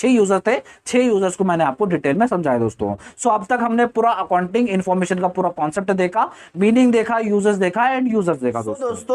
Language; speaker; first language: Hindi; native; Hindi